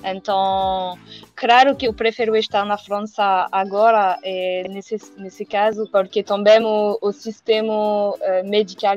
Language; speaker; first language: Portuguese; non-native, learner; French